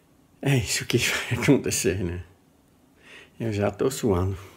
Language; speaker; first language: Portuguese; non-native, learner; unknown